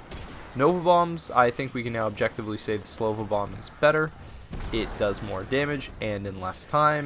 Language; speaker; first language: English; native; English